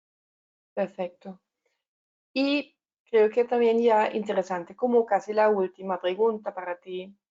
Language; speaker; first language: Spanish; non-native, learner; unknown